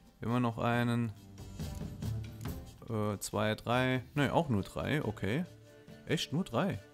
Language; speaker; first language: German; native; German